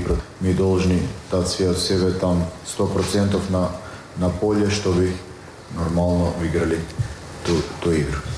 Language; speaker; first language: Russian; non-native, learner; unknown